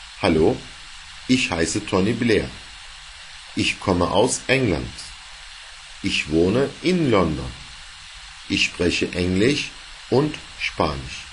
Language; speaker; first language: German; non-native, fluent; Turkish